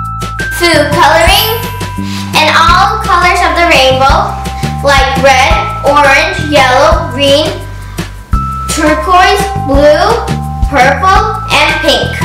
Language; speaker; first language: English; non-native, fluent; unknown